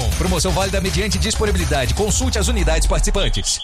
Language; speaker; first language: Portuguese; native; Portuguese